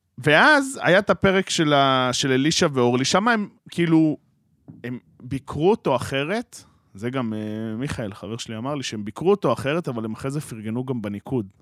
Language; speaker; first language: Hebrew; native; Hebrew